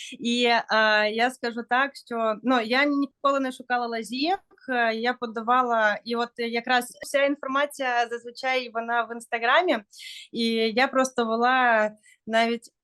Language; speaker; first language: Ukrainian; non-native, local second language; Russian